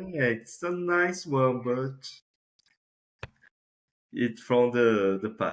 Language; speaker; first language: English; non-native, fluent; Portuguese